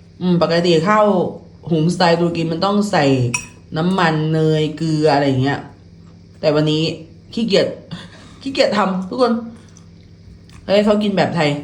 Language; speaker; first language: Thai; native; Thai